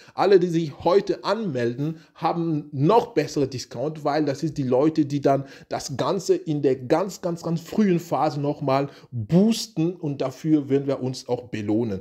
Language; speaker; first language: German; non-native, fluent; French